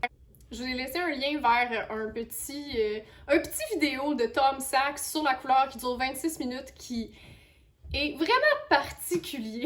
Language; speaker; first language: French; native; French